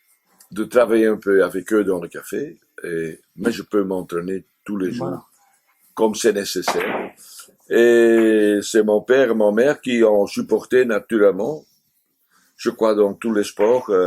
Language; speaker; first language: French; non-native, fluent; Dutch